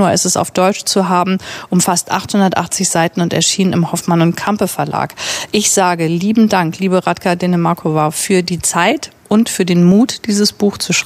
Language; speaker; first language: German; native; German